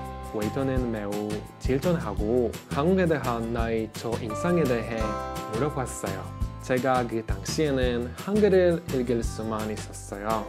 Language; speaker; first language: Korean; non-native, learner; Norwegian